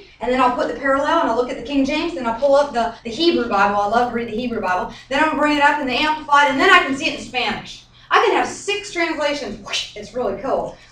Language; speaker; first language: English; native; English